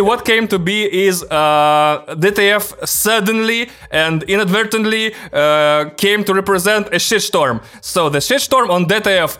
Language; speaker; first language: English; non-native, fluent; Russian